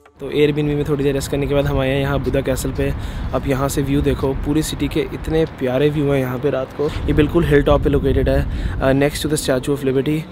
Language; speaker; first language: Hindi; native; Hindi